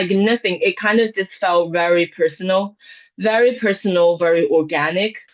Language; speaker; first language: English; non-native, fluent; Chinese